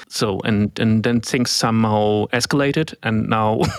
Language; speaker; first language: English; non-native, fluent; German